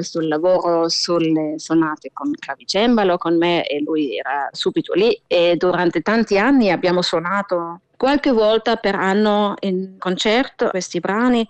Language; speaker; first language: Italian; non-native, fluent; German